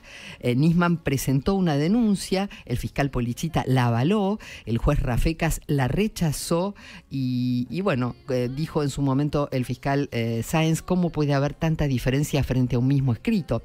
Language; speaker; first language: Spanish; native; Spanish